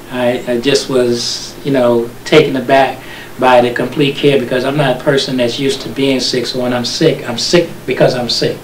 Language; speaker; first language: English; native; English